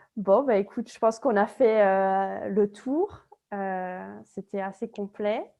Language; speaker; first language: French; native; French